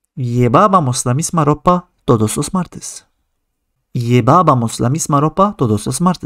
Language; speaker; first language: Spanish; non-native, fluent; Arabic